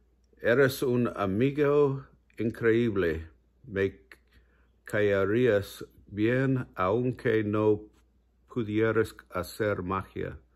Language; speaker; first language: Spanish; non-native, learner; English